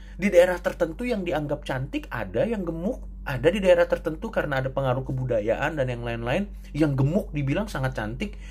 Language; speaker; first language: Indonesian; native; Indonesian